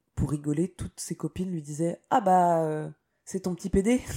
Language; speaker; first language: French; native; French